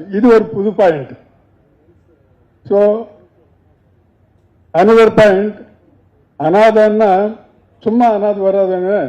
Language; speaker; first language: Tamil; non-native, learner; Telugu